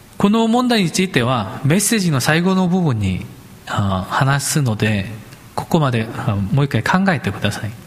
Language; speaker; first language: Japanese; non-native, fluent; Korean